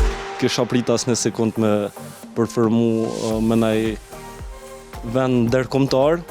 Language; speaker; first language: Albanian; early bilingual, heritage; Albanian